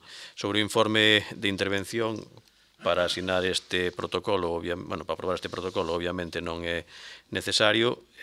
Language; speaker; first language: Galician; native; Galician